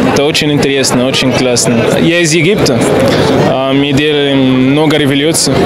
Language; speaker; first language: Russian; non-native, learner; Arabic